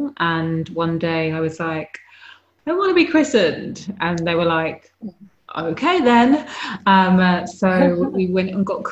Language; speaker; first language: English; native; English